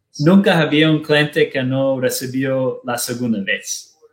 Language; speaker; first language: Spanish; non-native, learner; Portuguese